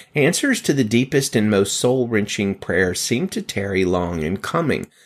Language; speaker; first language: English; native; English